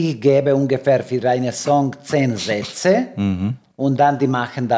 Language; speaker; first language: German; non-native, learner; Serbian